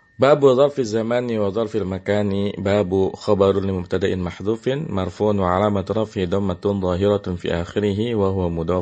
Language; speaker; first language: Arabic; non-native, fluent; Indonesian